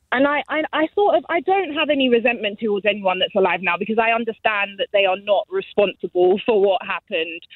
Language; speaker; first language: English; native; English